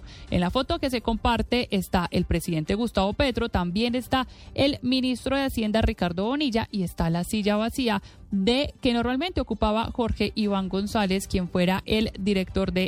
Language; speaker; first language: Spanish; native; Spanish